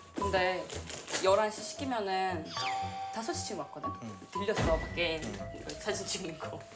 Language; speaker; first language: Korean; non-native, fluent; Russian